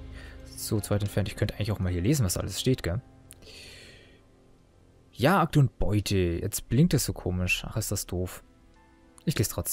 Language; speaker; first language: German; native; German